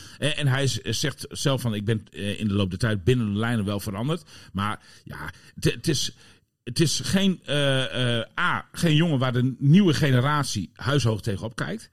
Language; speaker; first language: Dutch; native; Dutch